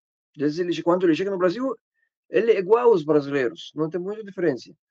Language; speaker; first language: Portuguese; non-native, learner; Arabic